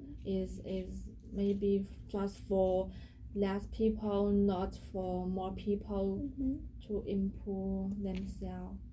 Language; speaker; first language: English; non-native, learner; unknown